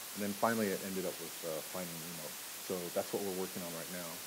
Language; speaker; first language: English; native; English